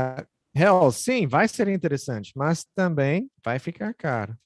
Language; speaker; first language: Portuguese; non-native, fluent; English